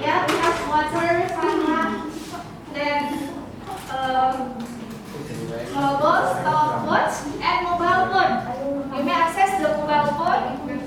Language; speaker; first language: English; non-native, learner; Indonesian